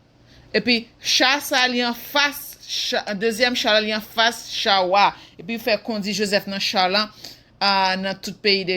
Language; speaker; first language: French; non-native, local second language; Haitian Creole